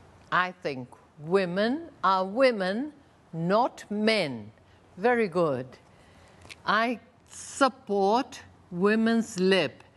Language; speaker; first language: English; non-native, fluent; Portuguese